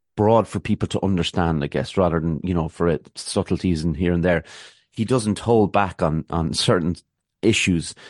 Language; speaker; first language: English; native; English